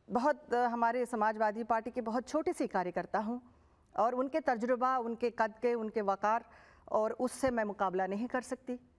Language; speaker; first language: Hindi; non-native, local second language; Telugu